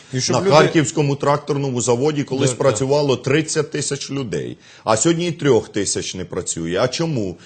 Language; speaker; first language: Ukrainian; native; Ukrainian